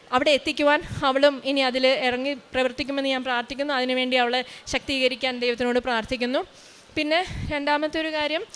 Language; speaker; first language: Malayalam; native; Malayalam